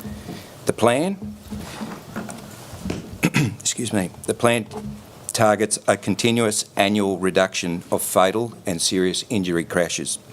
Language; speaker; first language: English; native; English